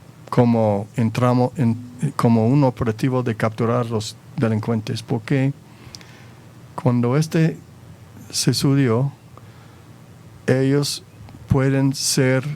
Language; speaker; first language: Spanish; non-native, fluent; English